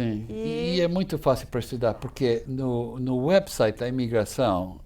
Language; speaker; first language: Portuguese; non-native, fluent; English